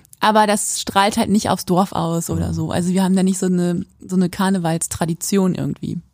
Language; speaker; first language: German; native; German